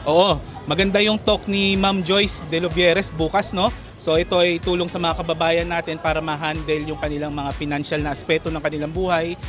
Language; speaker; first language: Filipino; native; Filipino